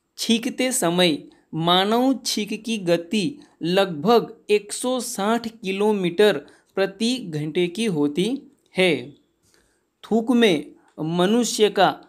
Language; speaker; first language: Hindi; non-native, local second language; Gujarati